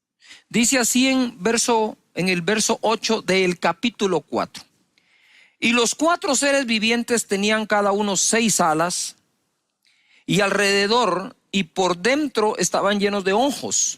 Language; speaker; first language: Spanish; native; Spanish